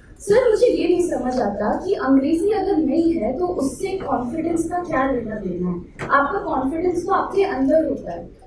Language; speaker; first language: Hindi; native; Hindi